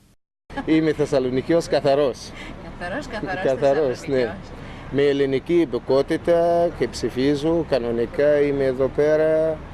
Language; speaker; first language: Greek; early bilingual, other home language; Arabic